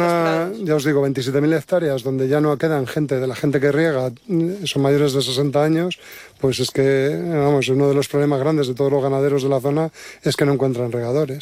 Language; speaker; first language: Spanish; native; Spanish